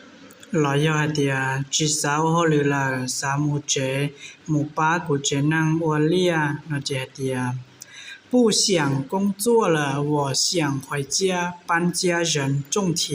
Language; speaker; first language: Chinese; non-native, learner; Hmong